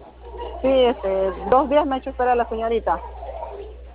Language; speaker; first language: Spanish; native; Spanish